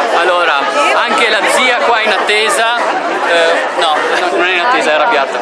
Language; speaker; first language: Italian; early bilingual, other home language; Urdu